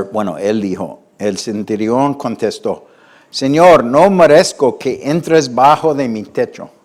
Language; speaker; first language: Spanish; non-native, fluent; English